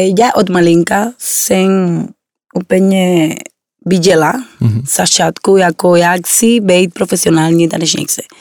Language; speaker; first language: Czech; non-native, learner; Spanish